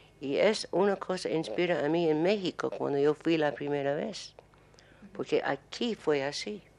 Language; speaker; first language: Spanish; non-native, learner; English